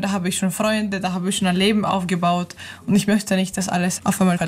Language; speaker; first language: German; non-native, fluent; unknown